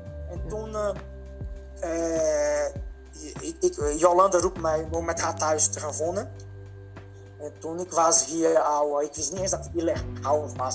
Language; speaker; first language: Dutch; non-native, fluent; Portuguese